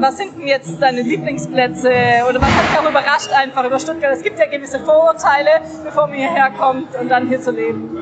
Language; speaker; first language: German; native; German